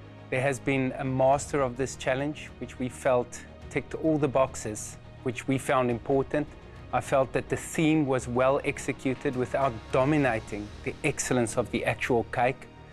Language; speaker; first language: English; non-native, local second language; Afrikaans